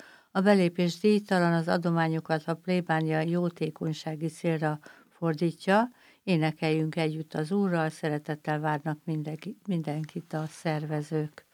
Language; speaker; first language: Hungarian; native; Hungarian